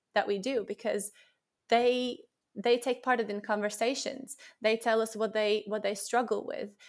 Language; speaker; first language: English; non-native, fluent; Latvian